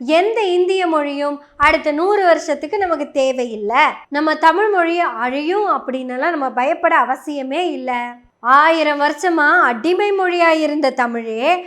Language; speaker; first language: Tamil; non-native, local second language; Malayalam